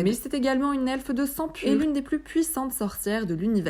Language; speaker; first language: French; native; French